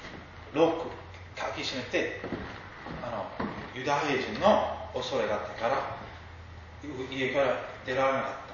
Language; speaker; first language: Japanese; non-native, fluent; English